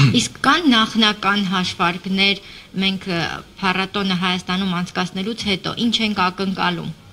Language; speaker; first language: Armenian; native; Armenian